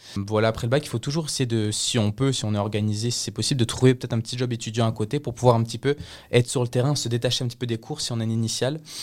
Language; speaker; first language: French; early bilingual, other home language; Spanish